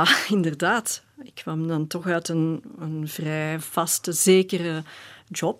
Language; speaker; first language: Dutch; native; Dutch